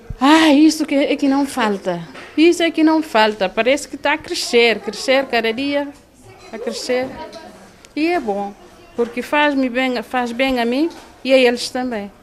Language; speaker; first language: Portuguese; non-native, local second language; Upper Guinea Crioulo